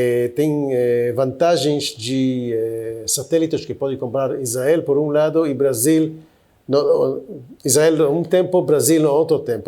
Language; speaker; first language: Portuguese; non-native, fluent; Hebrew